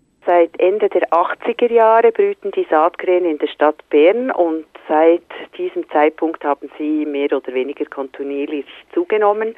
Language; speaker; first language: German; native; German